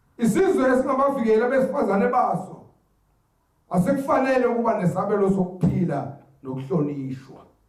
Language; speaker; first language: Zulu; native; Zulu